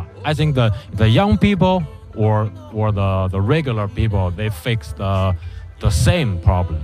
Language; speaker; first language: English; non-native, learner; Chinese